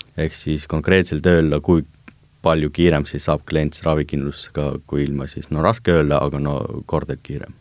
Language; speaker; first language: Estonian; non-native, local second language; Russian